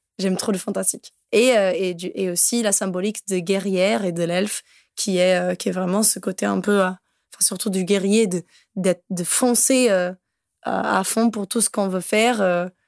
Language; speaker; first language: French; non-native, fluent; Portuguese